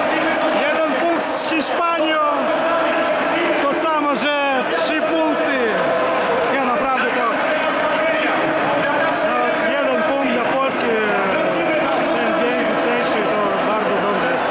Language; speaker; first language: Polish; non-native, learner; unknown